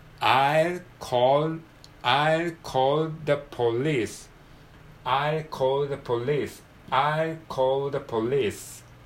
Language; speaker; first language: English; non-native, learner; Japanese